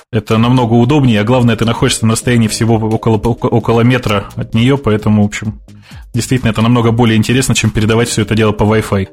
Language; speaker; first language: Russian; native; Russian